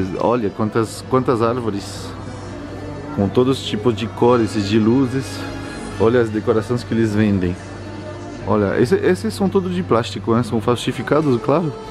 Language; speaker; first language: Portuguese; native; Portuguese